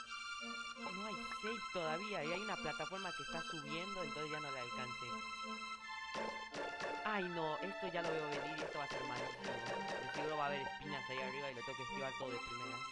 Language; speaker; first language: Spanish; native; Spanish